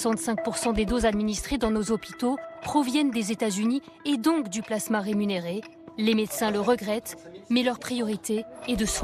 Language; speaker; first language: French; native; French